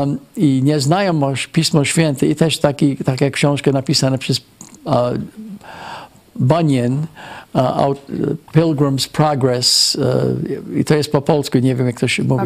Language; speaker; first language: Polish; early bilingual, heritage; Polish